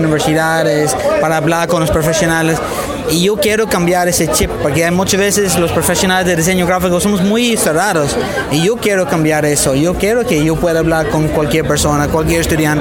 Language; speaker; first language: Spanish; non-native, fluent; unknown